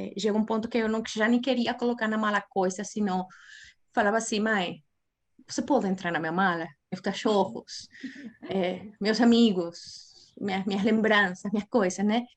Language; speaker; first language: Portuguese; non-native, fluent; Spanish